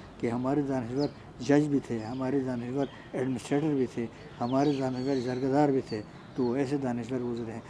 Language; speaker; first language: Urdu; non-native, local second language; Shina